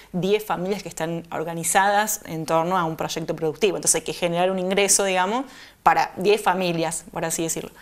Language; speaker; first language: Spanish; native; Spanish